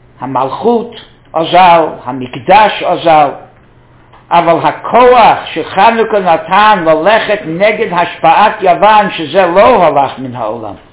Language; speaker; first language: Hebrew; non-native, fluent; English